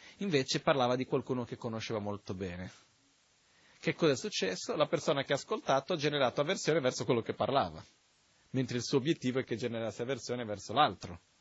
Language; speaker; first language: Italian; non-native, fluent; Portuguese